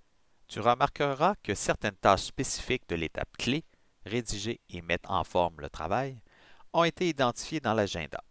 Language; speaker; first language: French; native; French